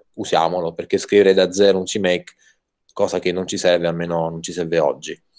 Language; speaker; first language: Italian; native; Italian